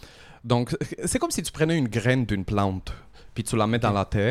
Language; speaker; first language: French; native; French